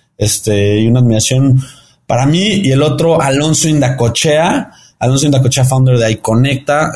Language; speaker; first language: Spanish; early bilingual, heritage; Spanish